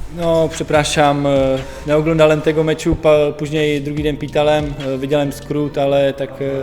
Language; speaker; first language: Polish; non-native, learner; Czech